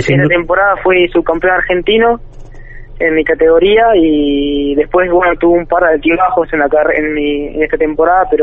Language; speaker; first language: Spanish; native; Spanish